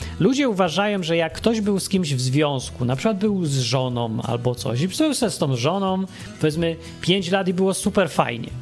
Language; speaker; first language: Polish; native; Polish